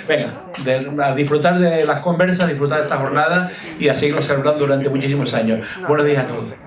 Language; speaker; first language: Spanish; native; Spanish